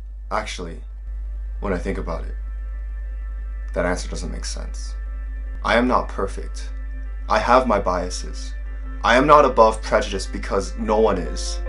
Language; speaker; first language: English; native; English